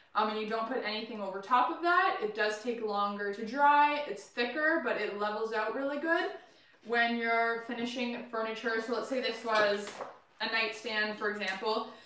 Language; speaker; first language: English; native; English